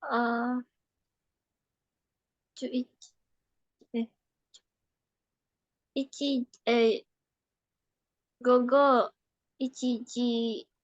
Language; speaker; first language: Japanese; non-native, learner; Indonesian